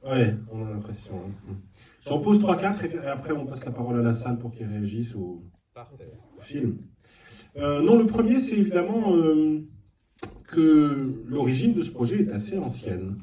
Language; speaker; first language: French; native; French